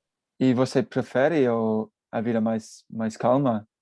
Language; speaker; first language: Portuguese; non-native, learner; English